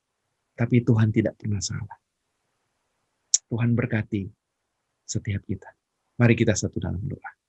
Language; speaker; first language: Indonesian; native; Indonesian